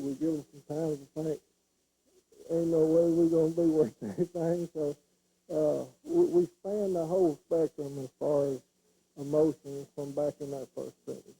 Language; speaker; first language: English; native; English